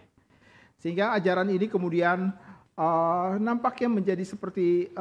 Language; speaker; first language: Indonesian; native; Indonesian